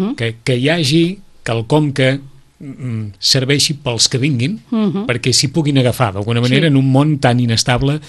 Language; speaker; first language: Catalan; native; Catalan